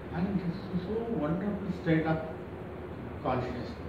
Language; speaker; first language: English; non-native, local second language; Kannada